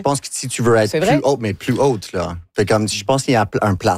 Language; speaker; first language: French; non-native, local second language; English